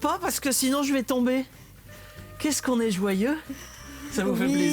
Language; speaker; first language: French; native; French